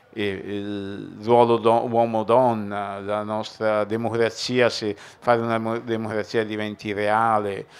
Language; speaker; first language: Italian; native; Italian